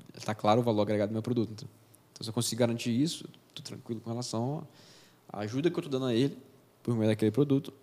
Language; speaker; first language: Portuguese; native; Portuguese